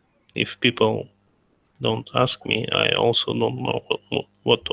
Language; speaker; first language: English; non-native, learner; Russian